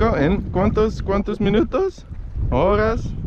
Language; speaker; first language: Spanish; non-native, learner; Dutch